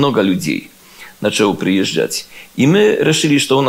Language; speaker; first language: Russian; non-native, learner; Polish